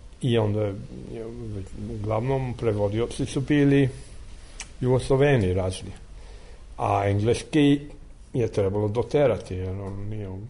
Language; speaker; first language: Serbian; non-native, fluent; English